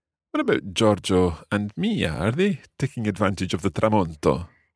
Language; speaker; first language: English; native; English